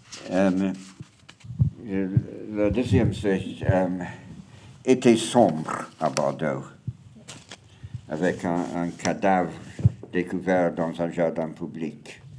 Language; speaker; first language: French; non-native, learner; English